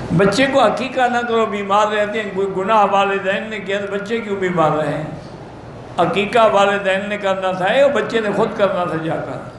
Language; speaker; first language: Urdu; native; Urdu